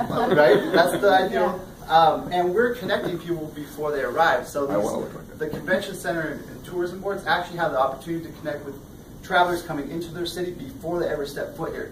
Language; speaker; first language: English; native; English